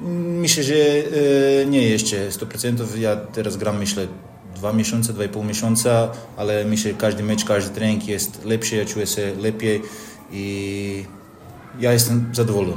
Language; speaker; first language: Polish; non-native, learner; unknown